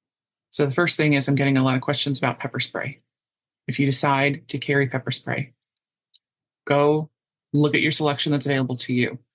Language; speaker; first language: English; native; English